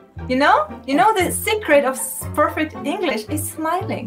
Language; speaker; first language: English; non-native, fluent; Russian